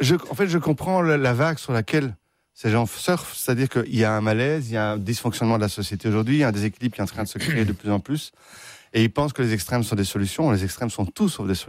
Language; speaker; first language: French; native; French